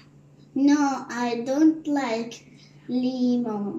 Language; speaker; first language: English; non-native, learner; Turkish